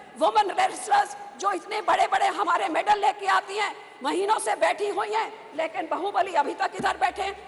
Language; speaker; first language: Hindi; non-native, local second language; Punjabi